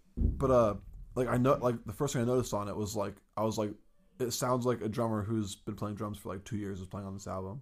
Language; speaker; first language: English; native; English